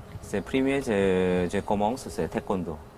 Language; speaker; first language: French; non-native, learner; Korean